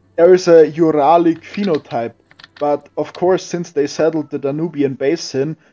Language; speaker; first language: English; non-native, fluent; German